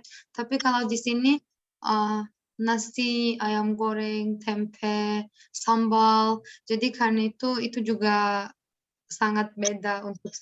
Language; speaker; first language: Indonesian; non-native, learner; Turkish